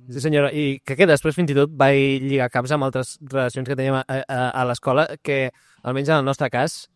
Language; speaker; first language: Catalan; non-native, local second language; Spanish